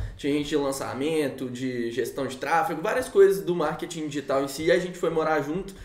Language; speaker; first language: Portuguese; native; Portuguese